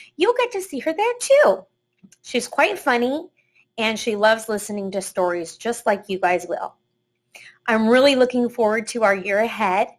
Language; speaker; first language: English; native; English